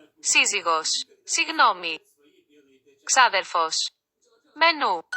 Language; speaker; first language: Greek; non-native, learner; Ukrainian